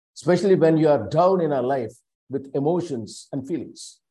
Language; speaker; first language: English; non-native, local second language; Tamil